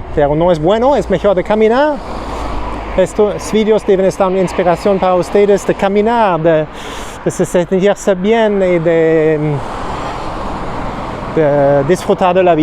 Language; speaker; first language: Spanish; non-native, learner; German